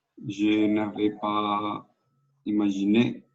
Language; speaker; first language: French; non-native, learner; Spanish